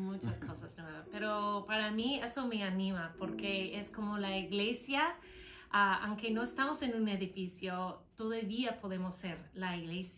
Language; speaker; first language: Spanish; non-native, fluent; English